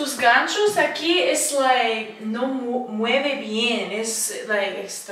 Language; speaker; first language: Spanish; non-native, learner; English